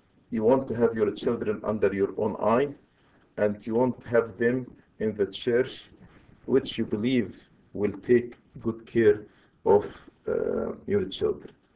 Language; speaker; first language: English; non-native, fluent; Arabic